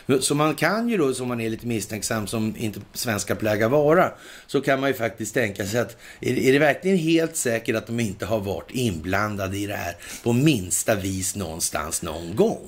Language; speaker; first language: Swedish; native; Swedish